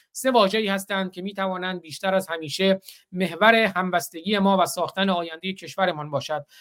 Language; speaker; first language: Persian; non-native, local second language; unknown